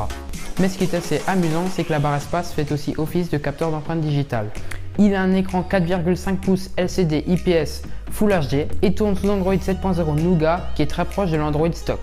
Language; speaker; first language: French; native; French